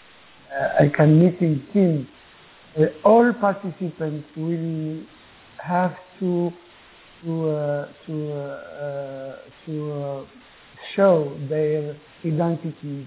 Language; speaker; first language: English; non-native, learner; Arabic